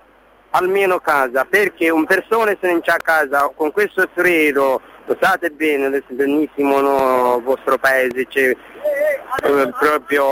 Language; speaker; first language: Italian; non-native, learner; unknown